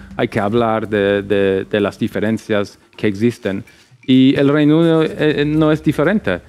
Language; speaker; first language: Spanish; non-native, fluent; English